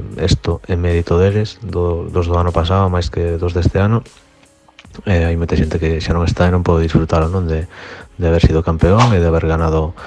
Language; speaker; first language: Galician; non-native, local second language; Spanish